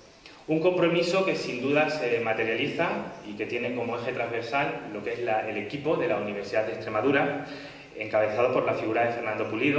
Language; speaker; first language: Spanish; native; Spanish